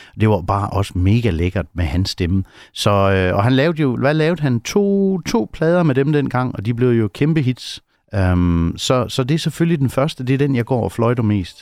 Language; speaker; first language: Danish; native; Danish